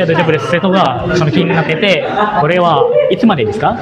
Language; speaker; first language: Japanese; non-native, fluent; Indonesian